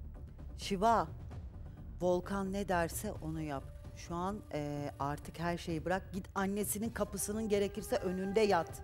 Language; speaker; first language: Turkish; native; Turkish